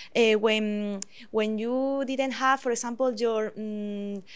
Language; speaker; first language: English; non-native, fluent; Spanish